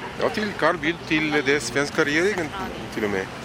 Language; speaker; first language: Swedish; non-native, learner; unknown